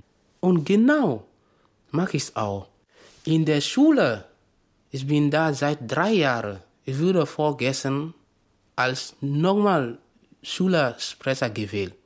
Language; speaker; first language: German; non-native, learner; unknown